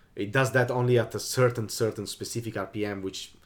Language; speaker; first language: English; non-native, fluent; Italian